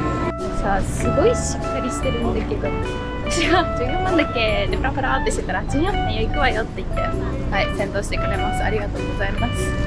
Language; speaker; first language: Japanese; native; Japanese